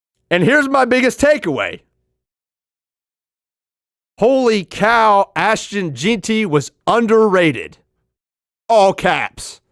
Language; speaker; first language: English; native; English